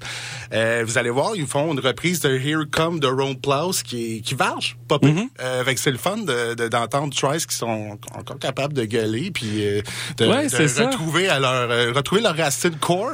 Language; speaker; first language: French; native; French